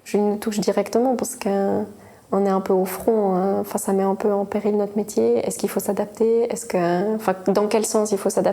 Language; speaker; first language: French; native; French